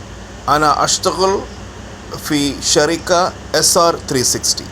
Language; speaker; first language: Arabic; non-native, learner; Malayalam